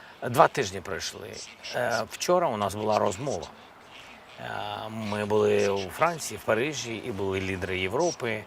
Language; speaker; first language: Ukrainian; non-native, local second language; Russian